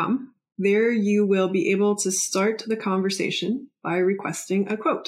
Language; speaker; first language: English; native; English